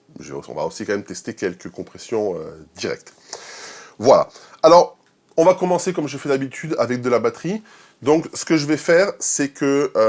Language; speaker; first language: French; native; French